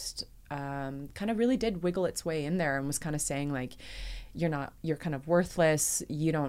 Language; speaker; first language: English; native; English